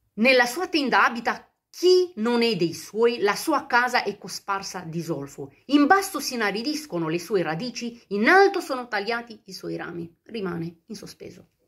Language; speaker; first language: Italian; non-native, fluent; Romanian